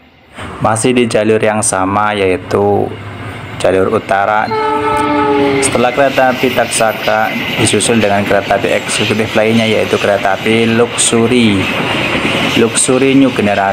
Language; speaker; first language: Indonesian; native; Indonesian